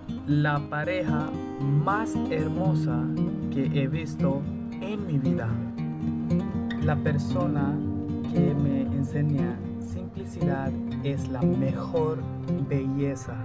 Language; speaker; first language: Spanish; non-native, learner; Hindi